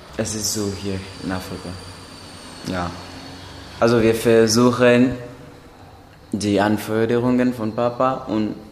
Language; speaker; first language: German; non-native, learner; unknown